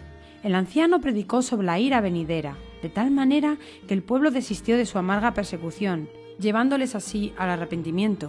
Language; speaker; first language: Spanish; native; Spanish